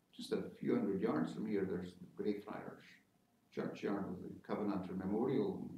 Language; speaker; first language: English; native; English